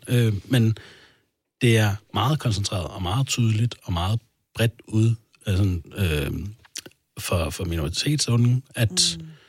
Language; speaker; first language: Danish; early bilingual, other home language; Arabic